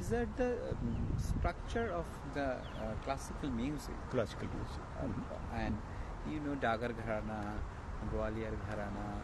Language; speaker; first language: English; non-native, learner; Bangla